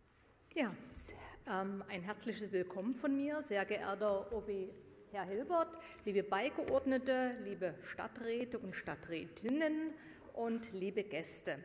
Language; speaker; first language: German; native; German